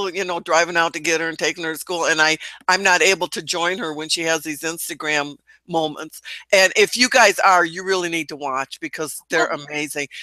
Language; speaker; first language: English; native; English